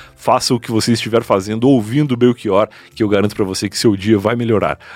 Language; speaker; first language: Portuguese; native; Portuguese